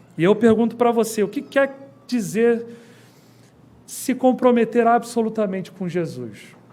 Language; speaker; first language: Portuguese; native; Portuguese